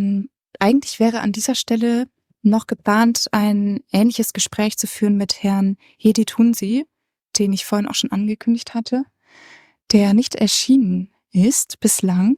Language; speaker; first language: German; native; German